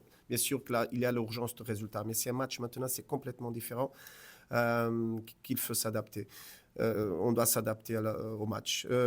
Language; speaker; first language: French; non-native, fluent; Portuguese